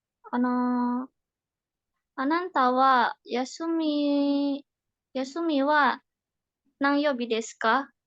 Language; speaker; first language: Japanese; non-native, learner; Indonesian